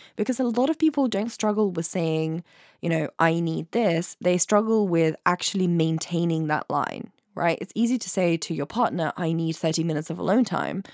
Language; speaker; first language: English; native; English